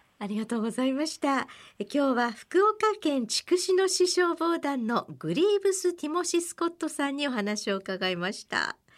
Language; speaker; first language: Japanese; native; Japanese